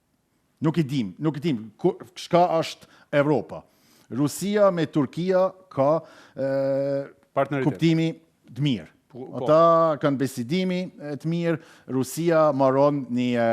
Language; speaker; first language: Albanian; non-native, learner; German